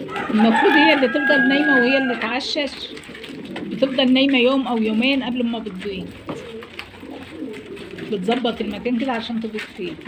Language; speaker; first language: Arabic; native; Arabic